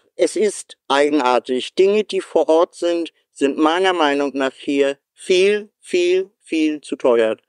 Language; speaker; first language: German; native; German